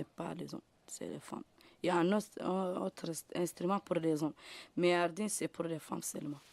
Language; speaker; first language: French; non-native, learner; Arabic